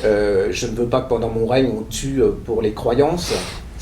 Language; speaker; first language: French; native; French